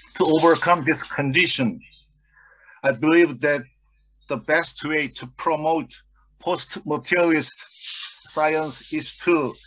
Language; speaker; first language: English; non-native, fluent; Korean